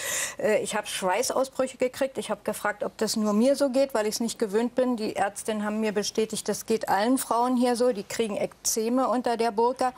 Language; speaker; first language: German; native; German